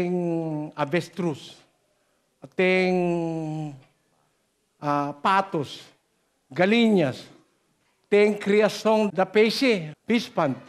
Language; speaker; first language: Portuguese; non-native, learner; Filipino